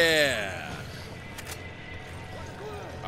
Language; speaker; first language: English; native; English